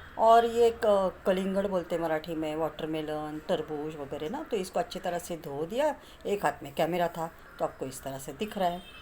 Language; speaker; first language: Hindi; non-native, local second language; Marathi